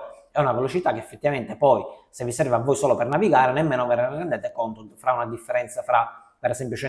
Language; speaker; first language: Italian; native; Italian